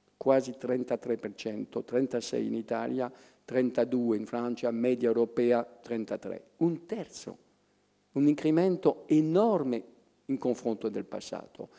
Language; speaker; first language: Italian; non-native, fluent; French